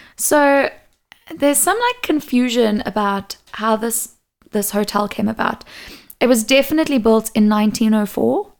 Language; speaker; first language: English; non-native, local second language; Portuguese